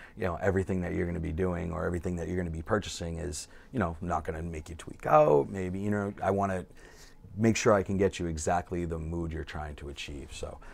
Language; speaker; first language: English; native; English